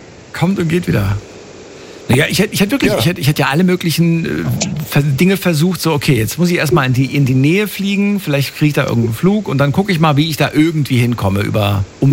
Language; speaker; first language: German; native; German